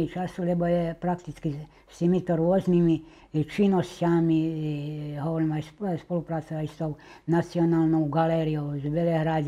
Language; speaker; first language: Slovak; native; Slovak